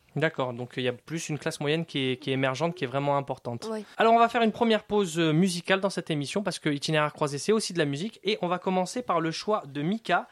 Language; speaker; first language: French; native; French